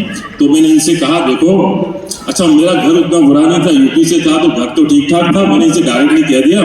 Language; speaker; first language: Hindi; native; Hindi